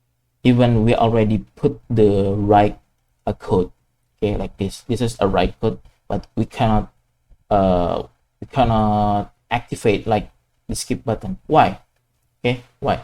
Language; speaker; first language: English; non-native, fluent; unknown